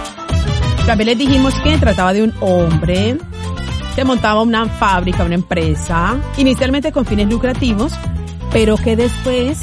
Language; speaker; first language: Spanish; native; Spanish